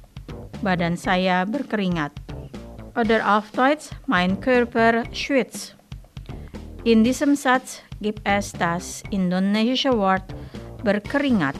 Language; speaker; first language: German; non-native, fluent; Indonesian